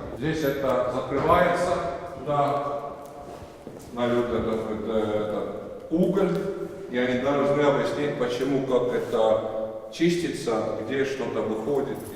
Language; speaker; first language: Russian; non-native, fluent; Estonian